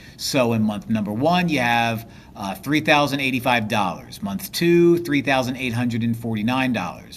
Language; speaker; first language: English; native; English